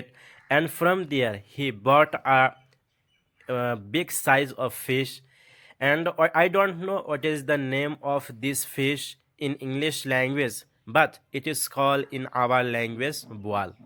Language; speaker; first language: English; non-native, learner; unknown